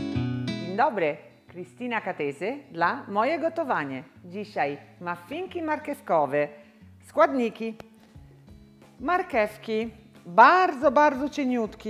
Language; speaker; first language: Polish; non-native, learner; Italian